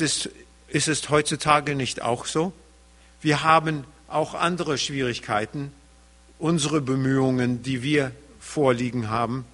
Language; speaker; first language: German; early bilingual, heritage; German